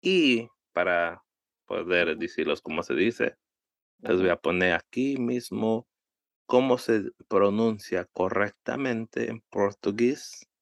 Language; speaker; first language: Spanish; early bilingual, heritage; Spanish